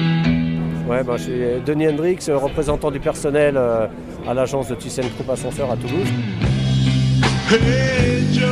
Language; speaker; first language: French; native; French